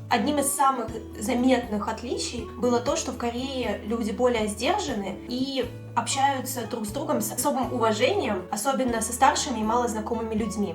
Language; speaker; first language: Russian; native; Russian